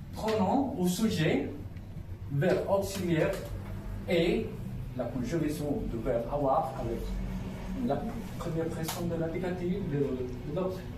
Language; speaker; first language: French; non-native, fluent; Spanish